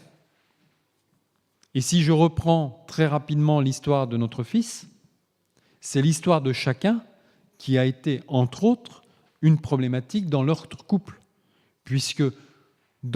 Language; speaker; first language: French; native; French